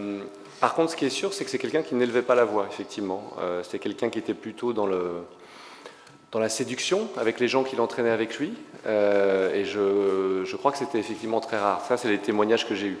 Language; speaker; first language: French; native; French